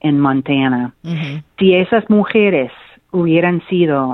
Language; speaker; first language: Spanish; non-native, fluent; English